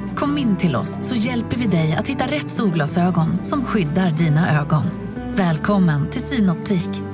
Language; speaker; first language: Swedish; native; Swedish